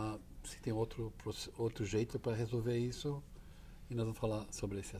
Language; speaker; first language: Portuguese; non-native, fluent; English